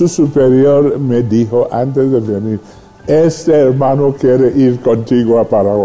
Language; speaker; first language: Spanish; non-native, fluent; English